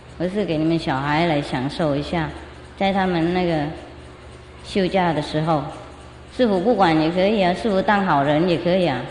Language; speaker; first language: Chinese; non-native, fluent; Vietnamese